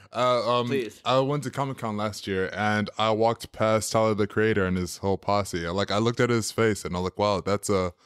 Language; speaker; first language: English; native; English